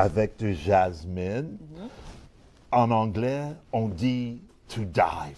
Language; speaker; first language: French; non-native, learner; English